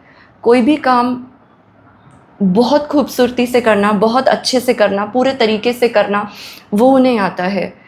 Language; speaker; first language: Hindi; native; Hindi